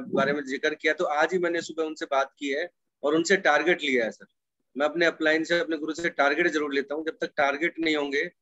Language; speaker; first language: Hindi; native; Hindi